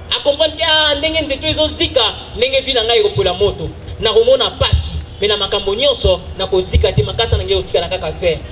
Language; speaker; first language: Lingala; native; Lingala